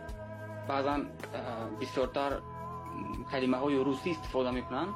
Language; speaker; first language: Persian; early bilingual, heritage; Tajik